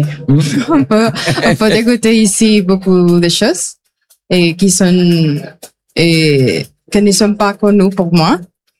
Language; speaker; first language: French; non-native, learner; Spanish